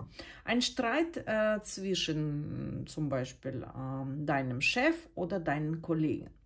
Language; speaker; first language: German; non-native, fluent; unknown